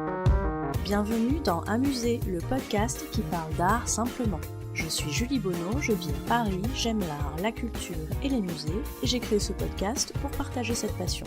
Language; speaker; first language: French; native; French